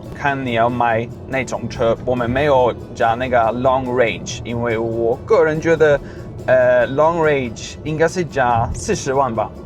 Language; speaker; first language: Chinese; non-native, fluent; Swedish